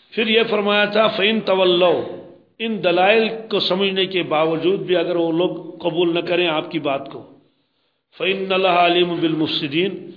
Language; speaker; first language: Urdu; native; Urdu